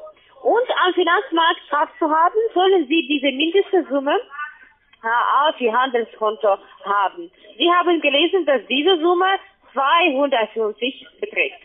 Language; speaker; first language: German; non-native, fluent; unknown